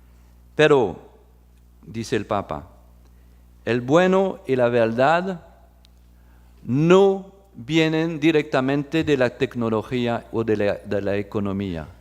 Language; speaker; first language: Spanish; non-native, fluent; French